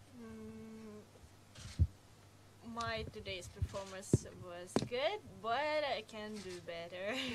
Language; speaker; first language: English; non-native, learner; Russian